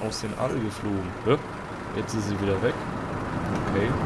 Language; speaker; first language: German; native; German